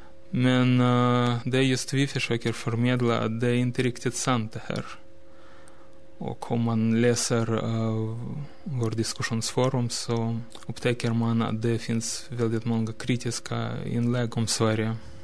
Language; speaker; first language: Swedish; non-native, fluent; Russian